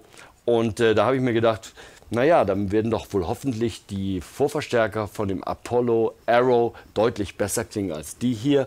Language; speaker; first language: German; native; German